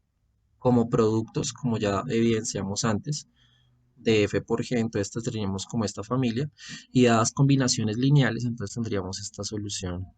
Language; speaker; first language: Spanish; native; Spanish